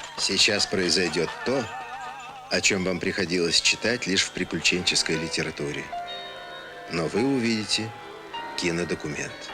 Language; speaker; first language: Russian; native; Russian